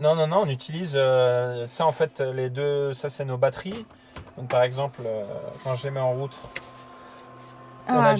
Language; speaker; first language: French; native; French